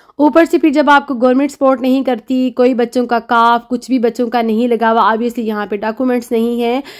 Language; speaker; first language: Urdu; native; Urdu